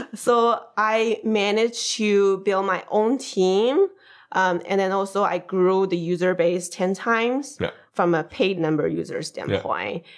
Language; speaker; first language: English; non-native, fluent; Chinese